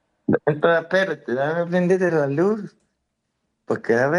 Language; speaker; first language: Spanish; non-native, fluent; Haitian Creole